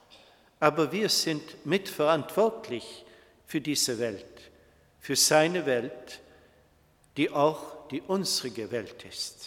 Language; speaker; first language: German; non-native, fluent; Swedish